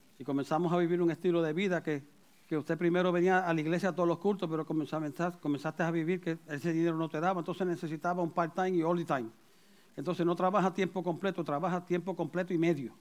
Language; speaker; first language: Spanish; early bilingual, heritage; Spanish